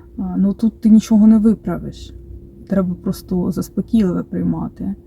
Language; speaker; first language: Ukrainian; non-native, local second language; Russian